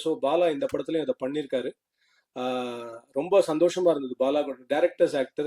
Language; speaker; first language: Tamil; native; Tamil